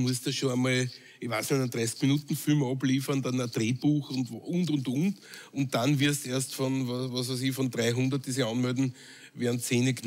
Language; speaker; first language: German; native; German